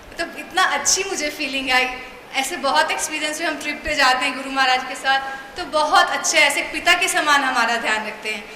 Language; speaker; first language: Hindi; native; Hindi